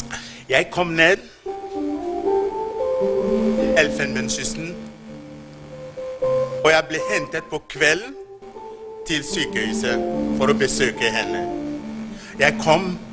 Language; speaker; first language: Norwegian; non-native, fluent; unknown